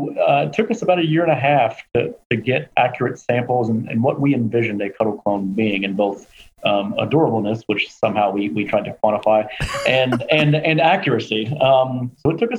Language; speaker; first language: English; native; English